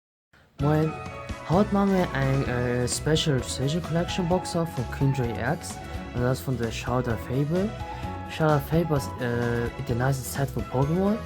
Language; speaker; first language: German; non-native, local second language; Luxembourgish